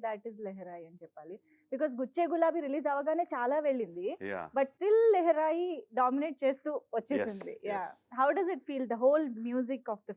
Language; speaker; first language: Telugu; native; Telugu